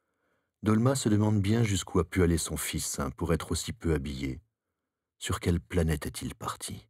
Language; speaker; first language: French; native; French